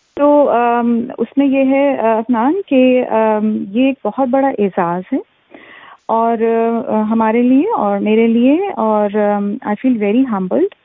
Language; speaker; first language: Urdu; native; Urdu